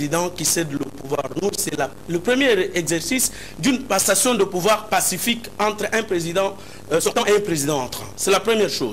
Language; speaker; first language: French; non-native, local second language; Lingala